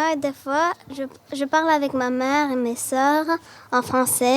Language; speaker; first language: French; early bilingual, other home language; Arabic